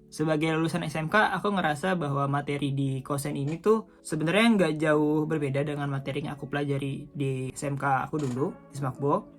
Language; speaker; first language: Indonesian; native; Indonesian